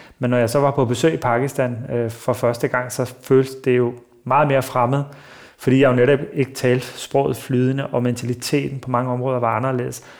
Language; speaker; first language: Danish; early bilingual, other home language; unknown